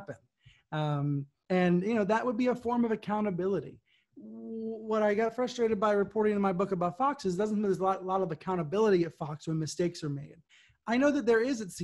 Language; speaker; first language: English; native; English